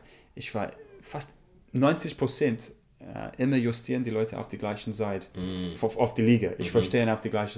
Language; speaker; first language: German; non-native, learner; English